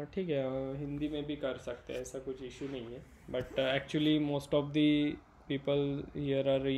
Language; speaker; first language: Hindi; non-native, local second language; Marathi